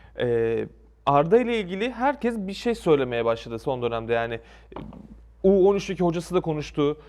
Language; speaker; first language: Turkish; native; Turkish